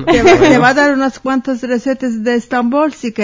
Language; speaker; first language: Spanish; early bilingual, heritage; Ladino